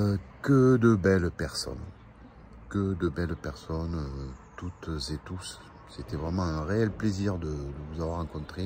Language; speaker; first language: French; native; French